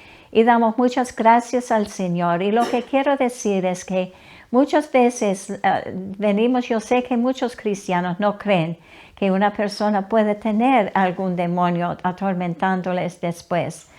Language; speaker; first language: Spanish; non-native, fluent; English